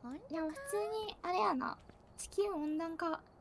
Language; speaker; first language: Japanese; native; Japanese